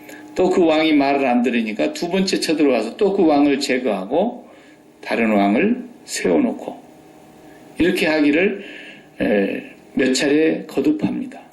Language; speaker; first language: Korean; native; Korean